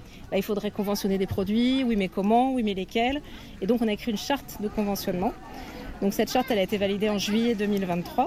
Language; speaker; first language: French; native; French